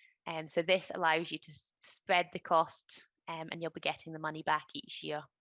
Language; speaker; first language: English; native; English